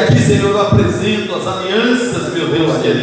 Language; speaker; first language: Portuguese; native; Portuguese